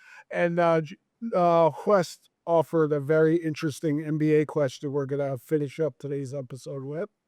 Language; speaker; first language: English; native; English